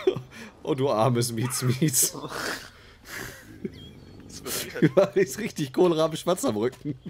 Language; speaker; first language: German; native; German